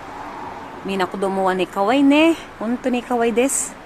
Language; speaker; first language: Japanese; non-native, learner; Filipino